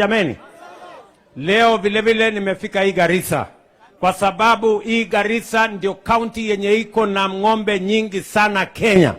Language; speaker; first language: Swahili; non-native, local second language; Kalenjin